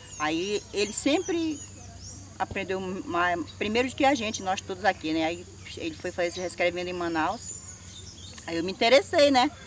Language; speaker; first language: Portuguese; native; Portuguese